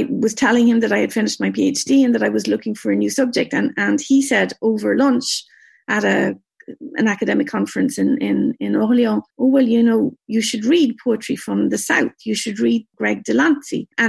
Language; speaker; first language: English; native; English